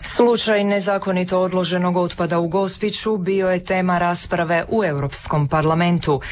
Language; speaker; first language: Croatian; native; Croatian